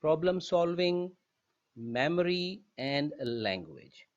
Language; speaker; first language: English; non-native, local second language; Urdu